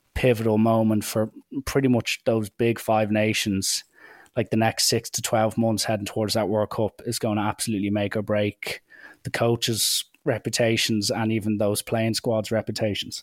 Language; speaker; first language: English; native; English